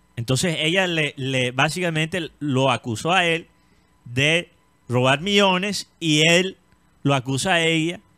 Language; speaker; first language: Spanish; native; Spanish